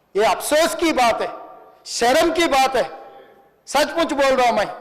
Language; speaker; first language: Hindi; non-native, local second language; Telugu